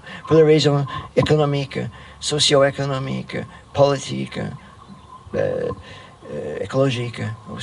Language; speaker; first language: French; non-native, fluent; English